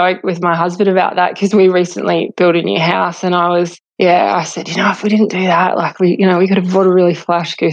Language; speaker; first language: English; native; English